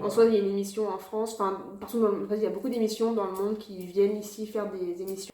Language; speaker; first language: French; native; French